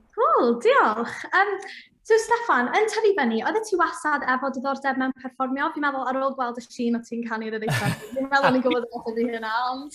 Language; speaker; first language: Welsh; native; Welsh